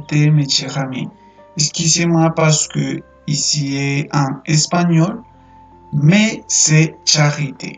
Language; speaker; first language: French; non-native, fluent; Spanish